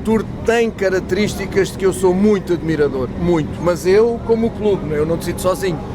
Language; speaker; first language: Portuguese; native; Portuguese